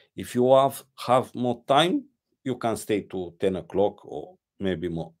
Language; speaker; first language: English; non-native, learner; Romanian